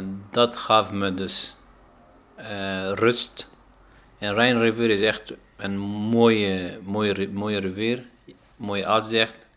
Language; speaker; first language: Dutch; non-native, fluent; Arabic